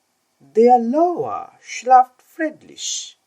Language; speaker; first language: German; non-native, learner; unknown